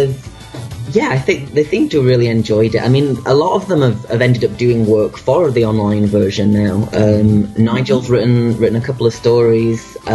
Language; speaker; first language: English; native; English